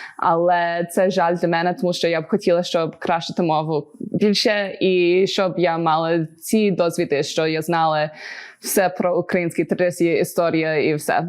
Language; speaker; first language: Ukrainian; early bilingual, heritage; Ukrainian